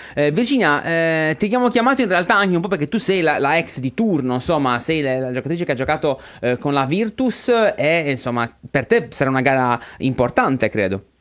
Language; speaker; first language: Italian; native; Italian